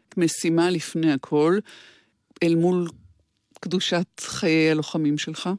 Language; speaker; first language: Hebrew; native; Hebrew